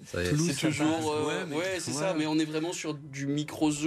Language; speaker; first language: French; native; French